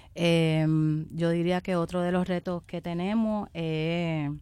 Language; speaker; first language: Spanish; native; Spanish